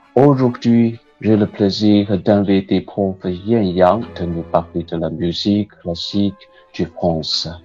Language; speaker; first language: French; non-native, fluent; Chinese